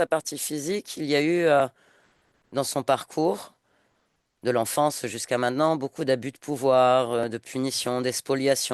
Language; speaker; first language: French; native; French